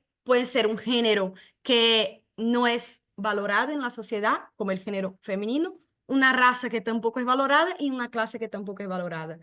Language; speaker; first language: Spanish; non-native, fluent; Portuguese